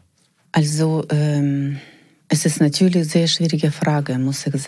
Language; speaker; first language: German; non-native, fluent; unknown